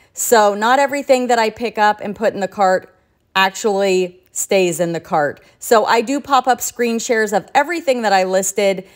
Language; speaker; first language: English; native; English